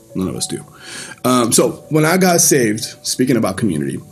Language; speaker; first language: English; early bilingual, other home language; Persian